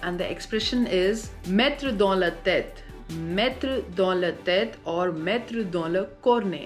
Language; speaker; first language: French; non-native, fluent; Hindi